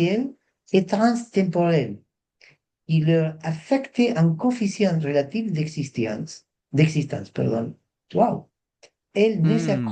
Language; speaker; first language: French; non-native, fluent; Spanish